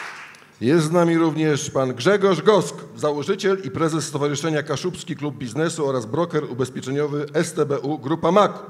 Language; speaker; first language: Polish; native; Polish